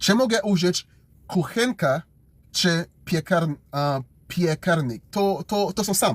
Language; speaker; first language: Polish; non-native, learner; English